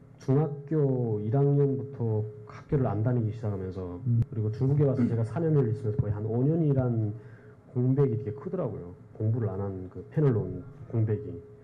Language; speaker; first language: Korean; native; Korean